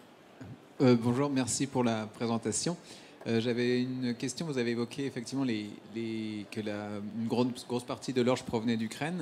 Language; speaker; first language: French; native; French